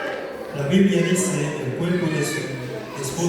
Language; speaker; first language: Spanish; non-native, fluent; Haitian Creole